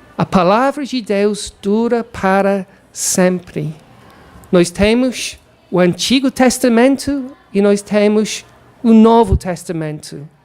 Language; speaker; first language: Portuguese; non-native, fluent; English